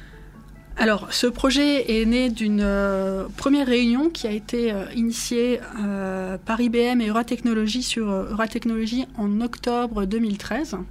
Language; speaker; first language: French; native; French